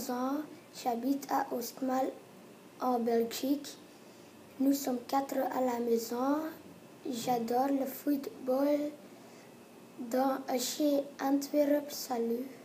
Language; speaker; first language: French; non-native, learner; Dutch